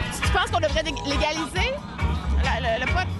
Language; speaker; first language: French; native; French